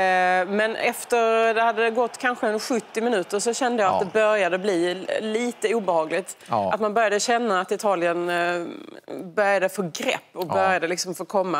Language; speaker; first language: Swedish; native; Swedish